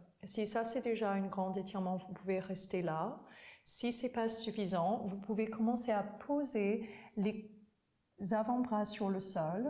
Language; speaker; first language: French; non-native, fluent; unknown